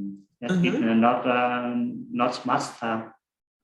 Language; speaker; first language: English; non-native, learner; Vietnamese